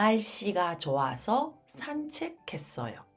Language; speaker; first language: Korean; early bilingual, heritage; Japanese